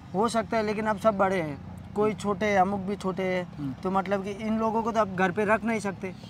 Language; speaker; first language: Hindi; non-native, local second language; Gujarati